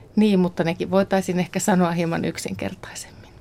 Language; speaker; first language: Finnish; native; Finnish